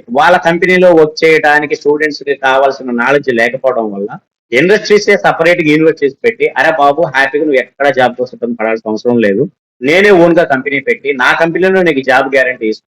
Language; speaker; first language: Telugu; native; Telugu